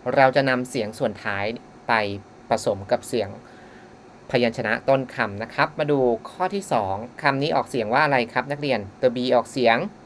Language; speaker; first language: Thai; native; Thai